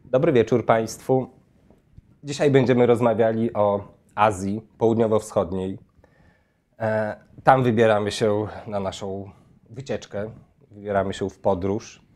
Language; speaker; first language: Polish; native; Polish